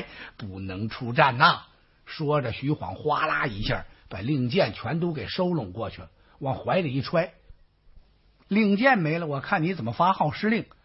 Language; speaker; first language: Chinese; native; Chinese